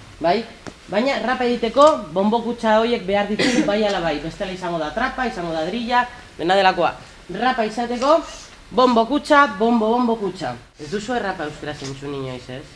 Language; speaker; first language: Basque; non-native, local second language; Spanish